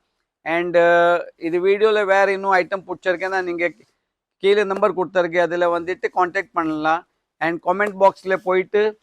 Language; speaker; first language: Tamil; non-native, fluent; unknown